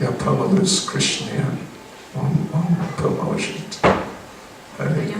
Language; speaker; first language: Russian; non-native, learner; English